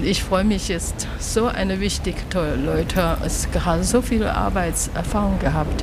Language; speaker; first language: German; non-native, learner; Chinese